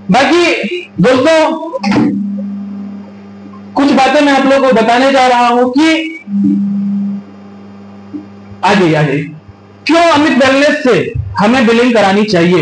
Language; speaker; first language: Hindi; native; Hindi